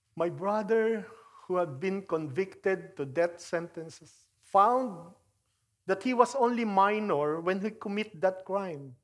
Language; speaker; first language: English; non-native, local second language; Filipino